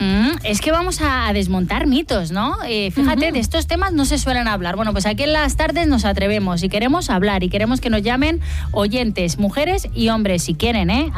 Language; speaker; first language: Spanish; native; Spanish